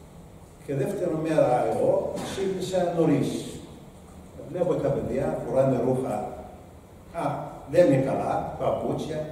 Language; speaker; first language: Greek; non-native, learner; Arabic